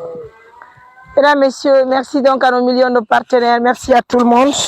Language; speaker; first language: French; non-native, local second language; Mandingo